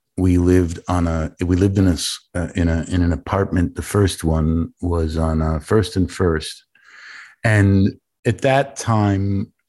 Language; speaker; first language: English; native; English